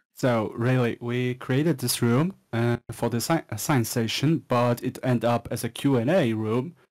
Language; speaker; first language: English; non-native, fluent; Polish